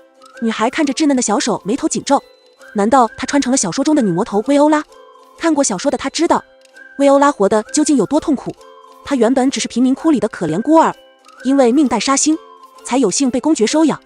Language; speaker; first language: Chinese; native; Chinese